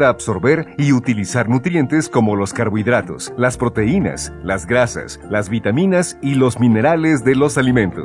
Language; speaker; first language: Spanish; native; Spanish